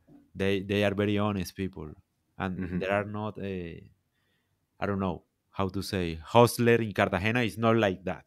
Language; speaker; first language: English; non-native, learner; Spanish